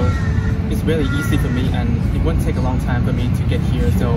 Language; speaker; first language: English; non-native, learner; Thai